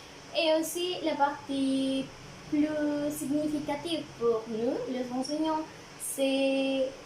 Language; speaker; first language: French; non-native, learner; Spanish